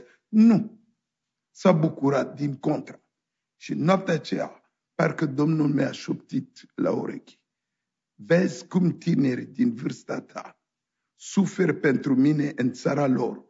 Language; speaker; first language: Romanian; non-native, fluent; French